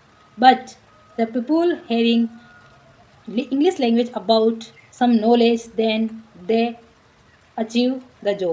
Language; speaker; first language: English; non-native, learner; Marwari